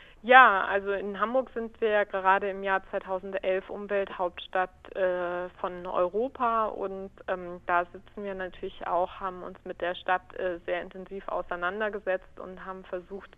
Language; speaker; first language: German; native; German